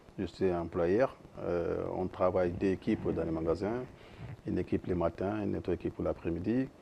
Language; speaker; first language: French; non-native, local second language; Soninke